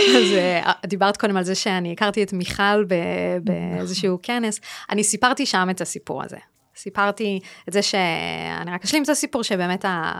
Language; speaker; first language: Hebrew; native; Hebrew